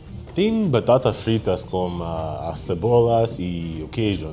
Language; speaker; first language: Portuguese; non-native, learner; English